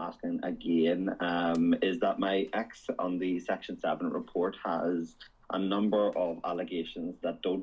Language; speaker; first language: English; native; English